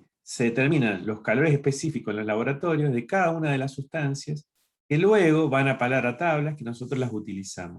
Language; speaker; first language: Spanish; native; Spanish